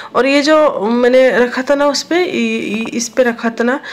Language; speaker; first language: Hindi; non-native, local second language; Assamese